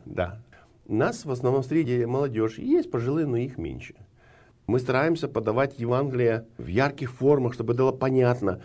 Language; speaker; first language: Russian; non-native, local second language; Ukrainian